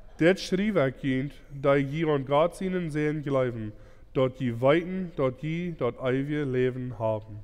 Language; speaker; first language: German; early bilingual, heritage; German